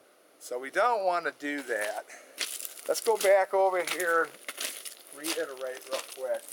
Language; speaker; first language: English; native; English